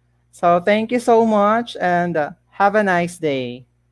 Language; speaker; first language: English; non-native, local second language; Filipino